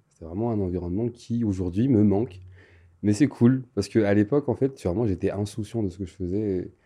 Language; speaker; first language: French; non-native, local second language; Malagasy